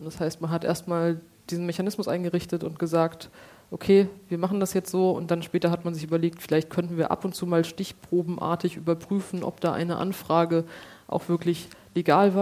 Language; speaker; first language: German; native; German